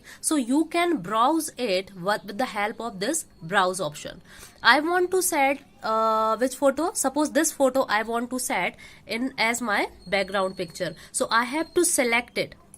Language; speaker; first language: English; non-native, local second language; Hindi